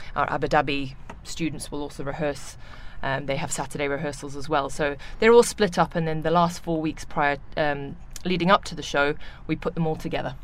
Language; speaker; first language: English; native; English